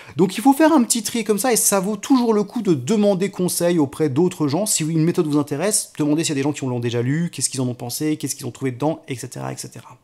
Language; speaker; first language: French; native; French